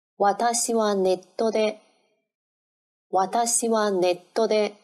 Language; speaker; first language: Japanese; non-native, learner; Chinese